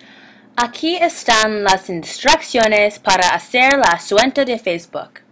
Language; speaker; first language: Spanish; non-native, learner; English